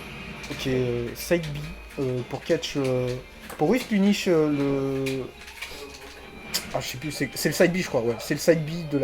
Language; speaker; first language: French; native; French